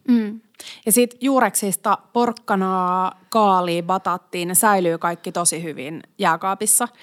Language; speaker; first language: Finnish; non-native, local second language; Swedish